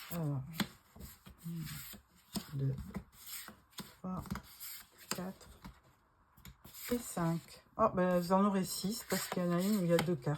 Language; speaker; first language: French; native; French